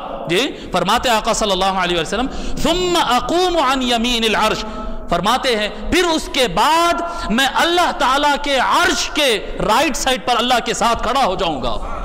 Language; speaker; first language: Urdu; native; Urdu